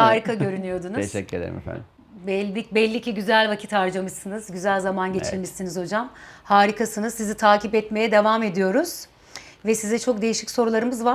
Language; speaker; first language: Turkish; native; Turkish